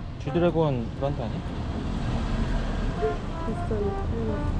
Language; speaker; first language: Korean; non-native, fluent; Japanese